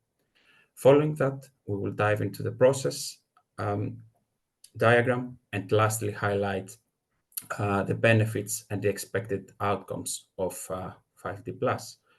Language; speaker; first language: English; non-native, fluent; Greek